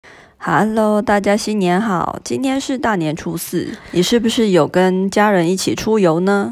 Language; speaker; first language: Chinese; native; Chinese